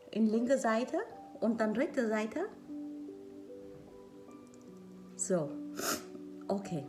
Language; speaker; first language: German; non-native, learner; Vietnamese